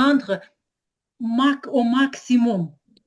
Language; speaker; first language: French; non-native, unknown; Ukrainian